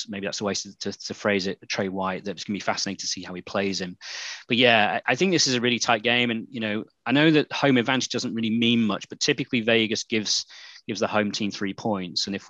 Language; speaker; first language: English; native; English